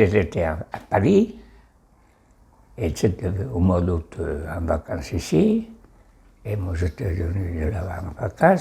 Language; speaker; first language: French; non-native, local second language; Basque